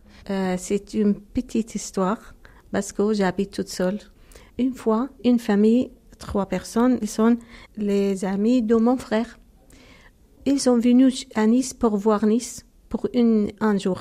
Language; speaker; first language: French; non-native, learner; Arabic